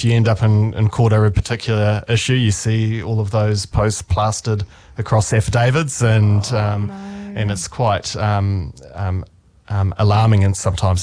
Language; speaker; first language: English; native; English